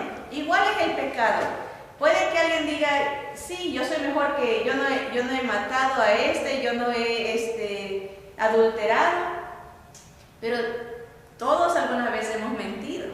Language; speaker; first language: Spanish; native; Spanish